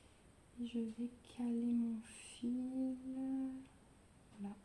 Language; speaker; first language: French; native; French